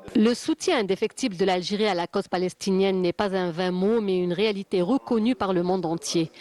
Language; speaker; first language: French; non-native, local second language; Arabic